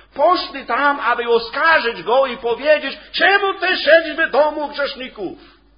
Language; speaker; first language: Polish; non-native, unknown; English